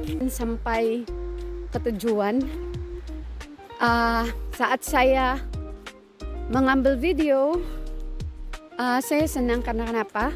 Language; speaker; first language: Indonesian; non-native, fluent; Filipino